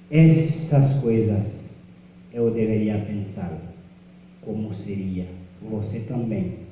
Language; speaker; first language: Portuguese; non-native, learner; Haitian Creole